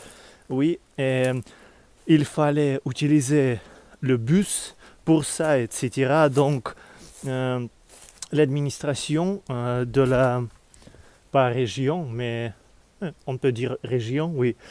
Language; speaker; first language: French; non-native, learner; Russian